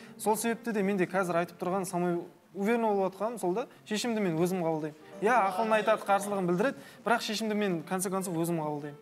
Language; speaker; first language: Kazakh; native; Kazakh